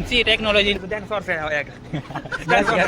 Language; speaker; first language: English; non-native, learner; Gujarati